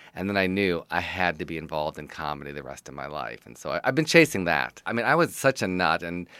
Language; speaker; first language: English; native; English